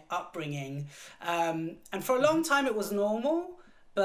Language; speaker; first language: English; native; English